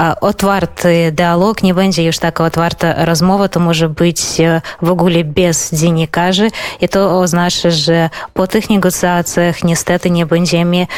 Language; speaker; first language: Polish; non-native, fluent; Belarusian